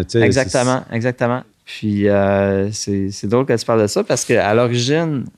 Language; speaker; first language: French; native; French